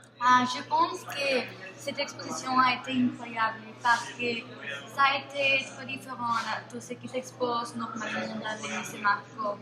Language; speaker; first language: French; non-native, learner; Spanish